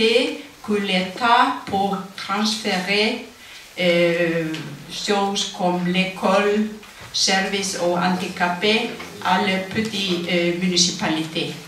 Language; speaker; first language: French; non-native, fluent; Icelandic